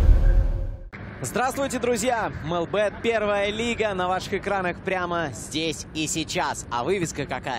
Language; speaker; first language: Russian; native; Russian